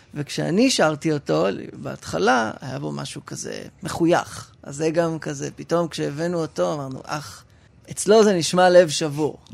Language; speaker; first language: Hebrew; native; Hebrew